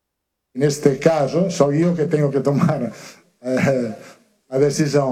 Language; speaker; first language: Portuguese; non-native, fluent; Italian